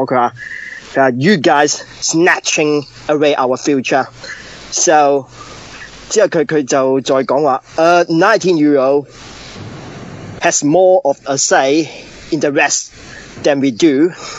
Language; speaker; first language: English; early bilingual, other home language; Chinese